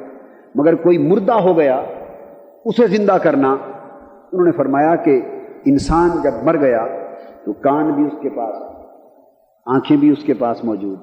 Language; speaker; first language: Urdu; native; Urdu